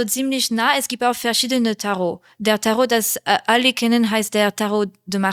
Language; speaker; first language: German; non-native, learner; French